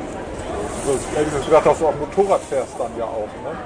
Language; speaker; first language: German; native; German